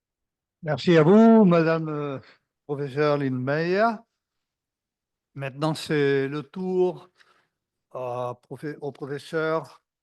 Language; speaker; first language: French; non-native, fluent; Spanish